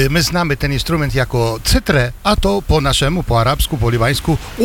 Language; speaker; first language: Polish; non-native, fluent; Arabic